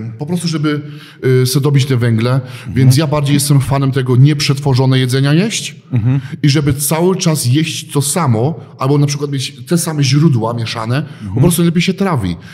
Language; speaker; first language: Polish; early bilingual, heritage; Polish